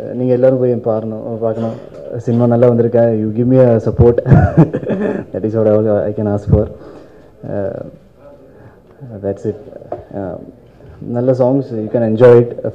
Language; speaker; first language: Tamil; non-native, fluent; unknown